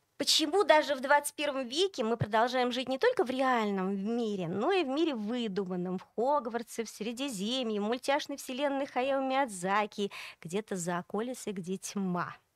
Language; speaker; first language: Russian; native; Russian